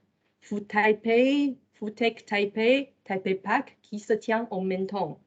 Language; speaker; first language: French; non-native, fluent; Chinese